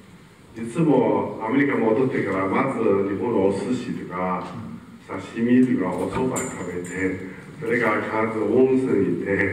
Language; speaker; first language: Japanese; non-native, fluent; Mongolian